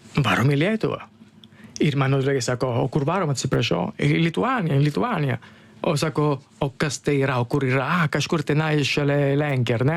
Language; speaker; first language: Lithuanian; non-native, learner; Italian